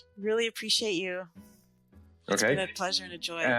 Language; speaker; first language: English; native; English